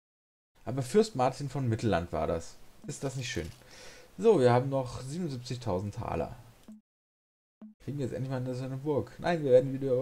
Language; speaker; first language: German; native; German